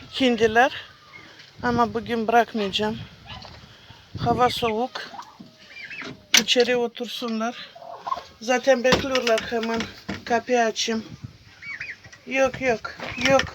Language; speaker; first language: Turkish; non-native, learner; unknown